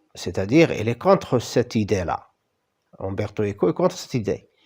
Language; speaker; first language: French; non-native, local second language; Arabic